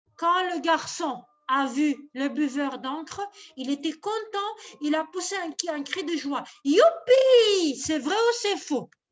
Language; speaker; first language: French; non-native, local second language; Arabic